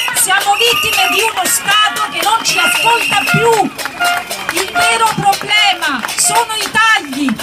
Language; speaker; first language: Italian; native; Italian